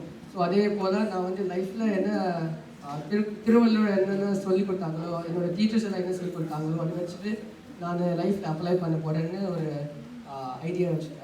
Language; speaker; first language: Tamil; early bilingual, heritage; Tamil